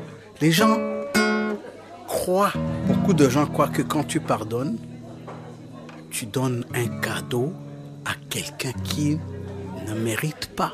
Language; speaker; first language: French; non-native, local second language; Kinyarwanda